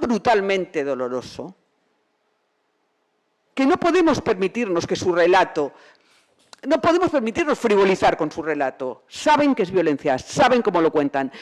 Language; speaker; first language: Spanish; native; Spanish